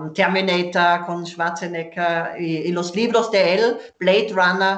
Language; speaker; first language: Spanish; non-native, fluent; German